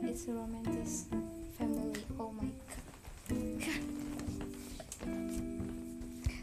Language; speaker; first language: English; non-native, learner; Indonesian